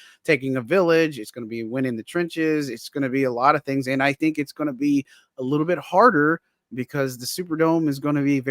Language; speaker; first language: English; native; English